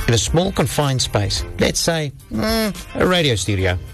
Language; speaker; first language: English; non-native, local second language; Afrikaans